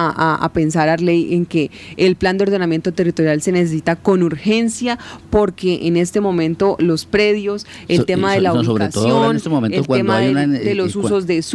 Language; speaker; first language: Spanish; native; Spanish